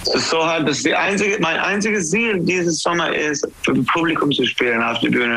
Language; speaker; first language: German; non-native, fluent; English